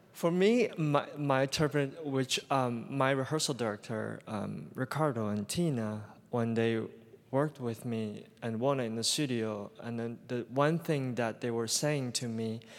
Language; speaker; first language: English; non-native, fluent; Chinese